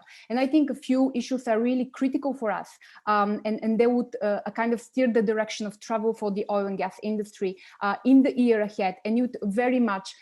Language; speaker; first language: English; non-native, fluent; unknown